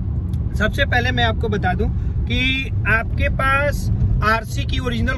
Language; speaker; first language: Hindi; native; Hindi